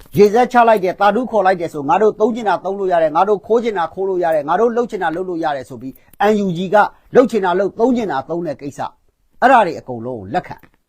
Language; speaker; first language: Burmese; non-native, local second language; Kachin